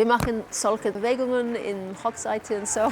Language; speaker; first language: German; non-native, fluent; English